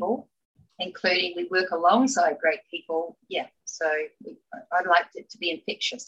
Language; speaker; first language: English; native; English